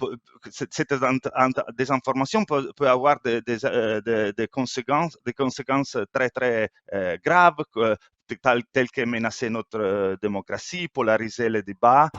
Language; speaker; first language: French; non-native, fluent; Italian